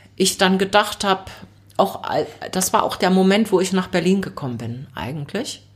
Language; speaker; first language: German; native; German